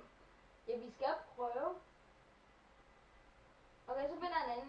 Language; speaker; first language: Danish; native; Danish